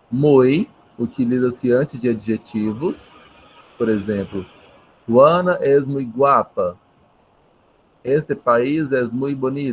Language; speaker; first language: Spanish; non-native, fluent; Portuguese